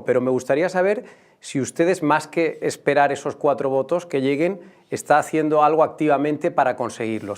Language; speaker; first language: Spanish; native; Spanish